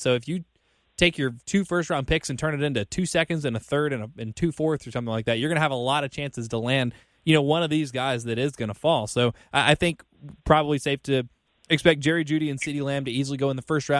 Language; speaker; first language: English; native; English